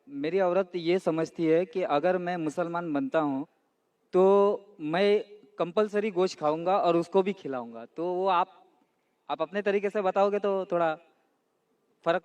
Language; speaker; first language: Hindi; non-native, local second language; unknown